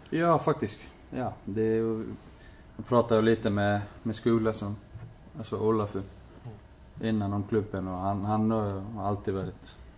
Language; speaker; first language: Swedish; non-native, learner; Icelandic